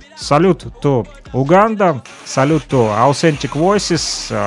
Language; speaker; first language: English; non-native, learner; Russian